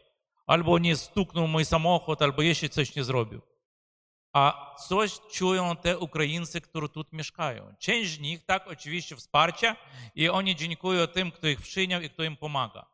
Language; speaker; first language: Polish; non-native, fluent; Ukrainian